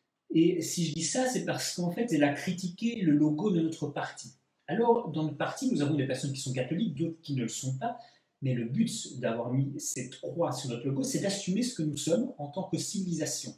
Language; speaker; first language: French; native; French